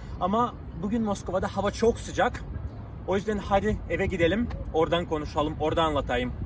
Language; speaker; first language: Turkish; non-native, fluent; Russian